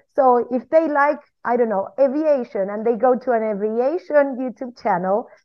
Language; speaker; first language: English; non-native, fluent; Spanish